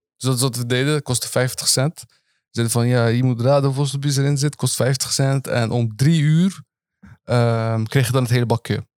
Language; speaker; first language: Dutch; early bilingual, other home language; Arabic